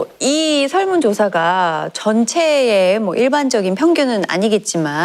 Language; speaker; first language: Korean; native; Korean